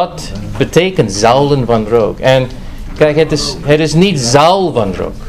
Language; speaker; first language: Dutch; non-native, fluent; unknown